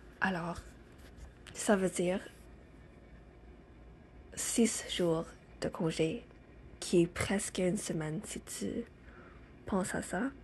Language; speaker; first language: French; non-native, learner; English